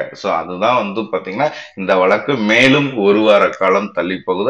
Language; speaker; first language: Tamil; native; Tamil